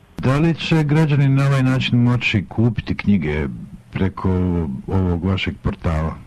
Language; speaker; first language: Serbian; native; Serbian